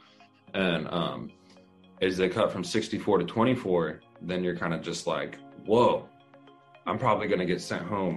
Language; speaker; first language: English; native; English